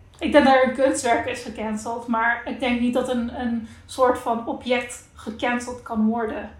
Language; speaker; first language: Dutch; non-native, local second language; Papiamento